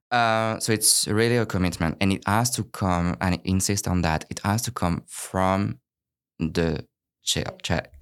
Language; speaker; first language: English; non-native, fluent; French